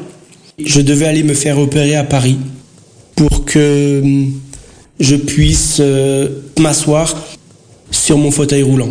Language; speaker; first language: French; early bilingual, other home language; Portuguese